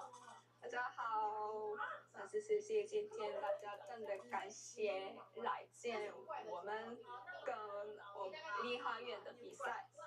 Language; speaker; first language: Chinese; non-native, learner; Korean